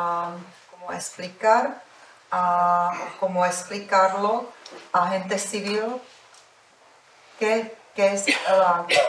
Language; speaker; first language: Spanish; non-native, fluent; Czech